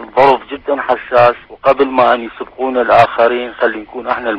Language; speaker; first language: Arabic; native; Arabic